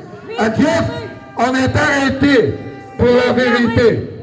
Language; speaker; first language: French; non-native, local second language; Luxembourgish